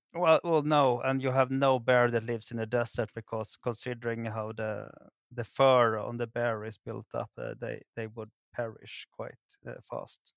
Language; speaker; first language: English; non-native, fluent; Swedish